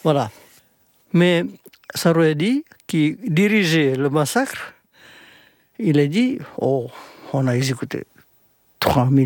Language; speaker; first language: French; non-native, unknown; Indonesian